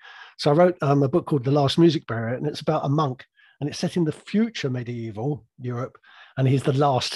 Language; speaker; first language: English; native; English